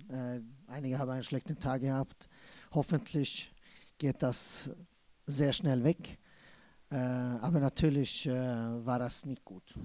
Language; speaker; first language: German; non-native, fluent; Swedish